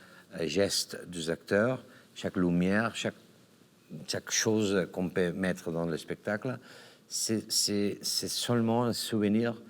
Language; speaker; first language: French; non-native, learner; Catalan